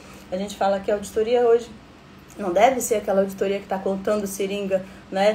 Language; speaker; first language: Portuguese; native; Portuguese